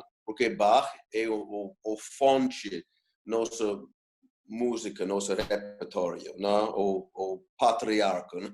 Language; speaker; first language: Portuguese; non-native, fluent; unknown